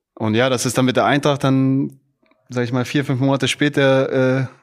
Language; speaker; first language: German; native; German